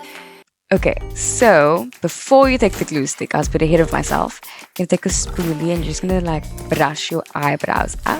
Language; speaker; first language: English; native; English